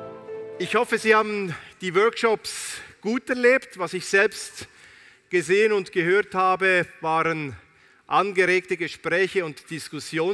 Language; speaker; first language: German; native; German